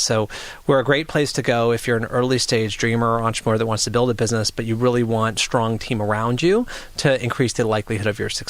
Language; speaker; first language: English; native; English